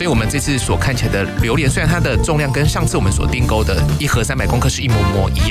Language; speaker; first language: Chinese; native; Chinese